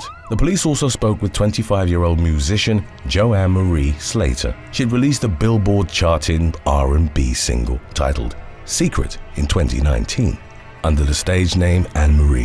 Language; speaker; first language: English; native; English